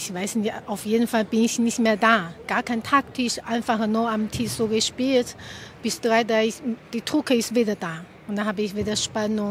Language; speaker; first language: German; non-native, fluent; Chinese